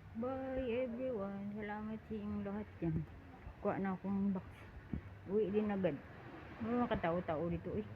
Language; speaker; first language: Filipino; non-native, local second language; Hiligaynon